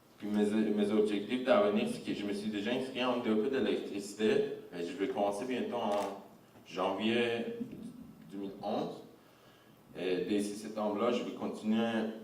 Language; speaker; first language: French; non-native, fluent; Persian